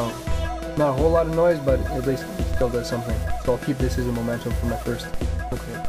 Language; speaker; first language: English; native; English